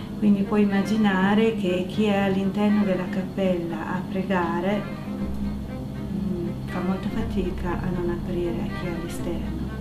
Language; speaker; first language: Italian; native; Italian